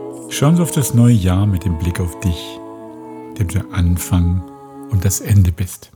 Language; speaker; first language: German; native; German